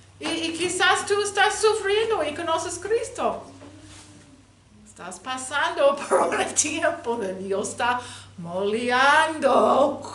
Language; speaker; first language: Spanish; non-native, learner; English